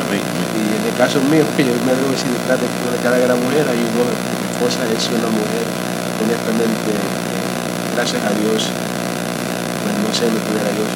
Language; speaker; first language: Spanish; early bilingual, heritage; Spanish